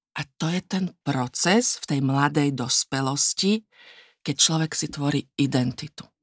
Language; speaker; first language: Slovak; native; Slovak